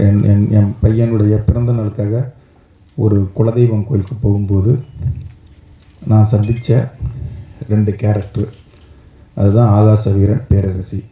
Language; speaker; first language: Tamil; native; Tamil